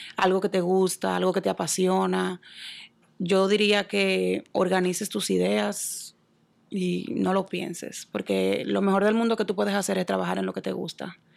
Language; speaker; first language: Spanish; native; Spanish